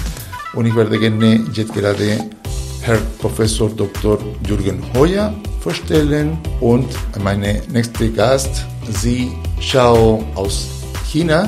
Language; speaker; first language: German; non-native, fluent; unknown